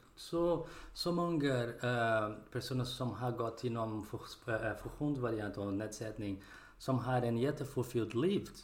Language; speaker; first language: Swedish; non-native, learner; Portuguese